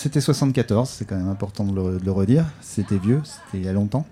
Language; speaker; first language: French; native; French